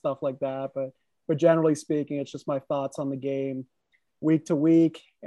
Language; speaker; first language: English; native; English